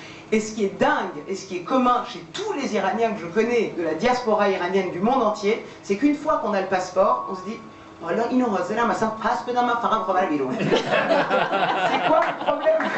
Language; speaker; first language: French; early bilingual, other home language; Persian